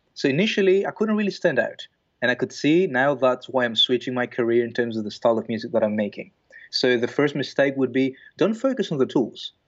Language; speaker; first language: English; non-native, fluent; Greek